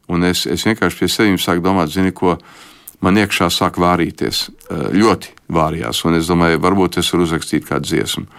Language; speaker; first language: Latvian; early bilingual, heritage; Latvian